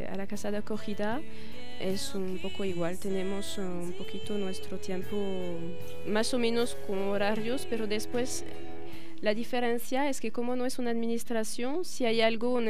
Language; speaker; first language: Spanish; non-native, fluent; French